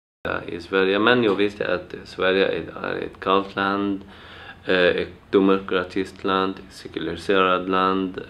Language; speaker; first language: Swedish; non-native, learner; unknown